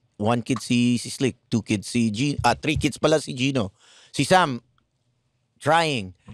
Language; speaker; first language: Filipino; native; Filipino